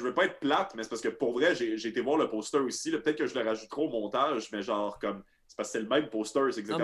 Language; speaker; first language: French; native; French